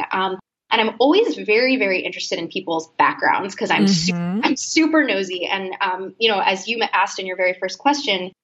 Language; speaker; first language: English; native; English